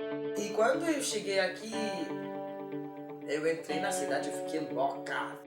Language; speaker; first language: Portuguese; non-native, learner; Arabic